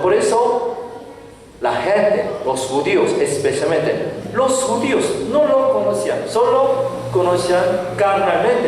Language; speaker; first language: Spanish; non-native, learner; Korean